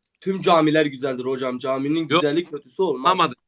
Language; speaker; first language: Turkish; native; Turkish